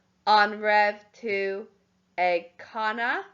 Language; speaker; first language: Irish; non-native, local second language; English